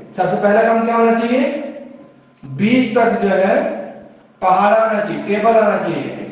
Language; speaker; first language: Hindi; native; Hindi